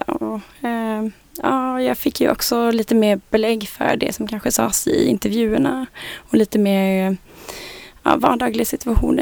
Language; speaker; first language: Swedish; native; Swedish